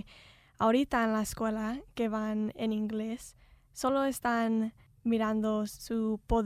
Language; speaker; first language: Spanish; early bilingual, heritage; Spanish